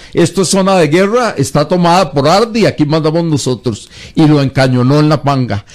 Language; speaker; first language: Spanish; native; Spanish